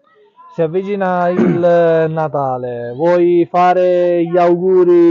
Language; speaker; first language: Italian; native; Italian